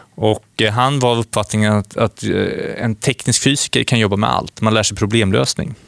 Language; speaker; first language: Swedish; native; Swedish